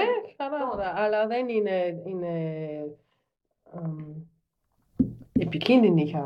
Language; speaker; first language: Greek; non-native, learner; German